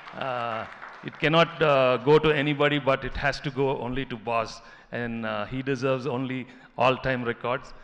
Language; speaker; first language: English; non-native, local second language; Telugu